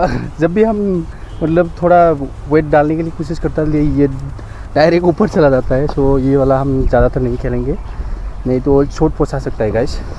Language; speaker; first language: Hindi; non-native, local second language; Bodo